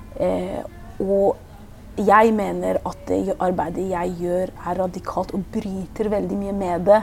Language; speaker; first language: Norwegian; early bilingual, other home language; Persian